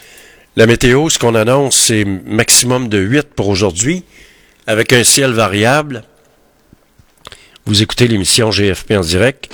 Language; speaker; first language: French; native; French